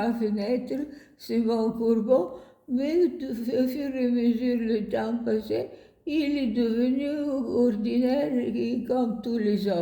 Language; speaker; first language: French; non-native, fluent; Bulgarian